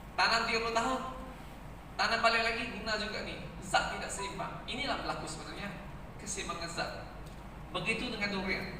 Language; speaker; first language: Malay; native; Malay